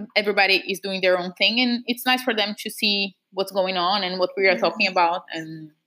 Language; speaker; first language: English; non-native, fluent; Portuguese